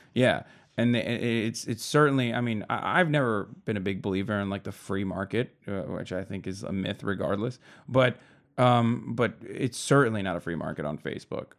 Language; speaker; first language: English; native; English